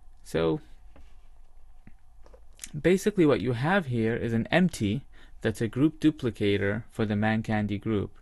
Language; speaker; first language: English; native; English